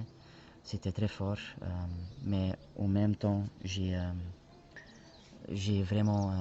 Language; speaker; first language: French; non-native, fluent; Spanish